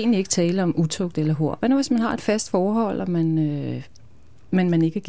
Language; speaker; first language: Danish; native; Danish